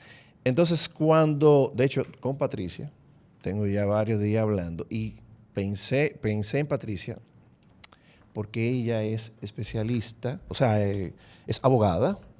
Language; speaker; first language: Spanish; native; Spanish